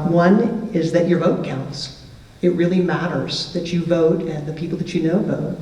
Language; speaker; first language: English; native; English